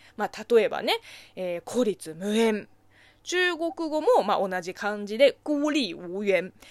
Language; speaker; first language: Japanese; non-native, fluent; Chinese